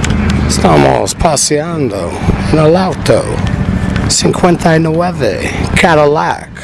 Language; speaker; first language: Spanish; non-native, fluent; English